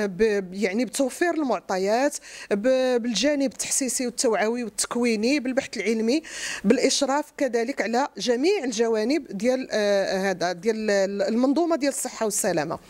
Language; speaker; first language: Arabic; native; Arabic